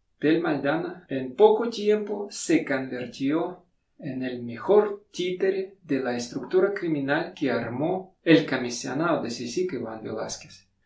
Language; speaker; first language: Spanish; non-native, fluent; Russian